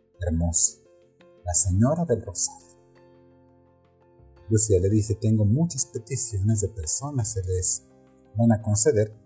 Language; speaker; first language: Spanish; native; Spanish